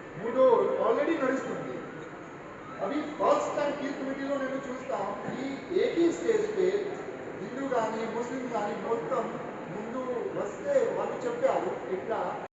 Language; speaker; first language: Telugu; non-native, local second language; Hindi